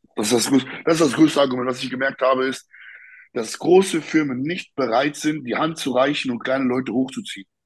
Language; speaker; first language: German; native; German